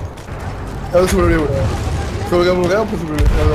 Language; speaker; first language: Catalan; native; Catalan